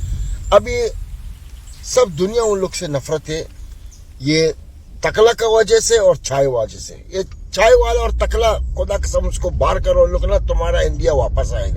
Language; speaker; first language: Hindi; non-native, learner; Arabic